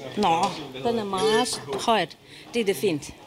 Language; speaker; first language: Danish; non-native, learner; Chinese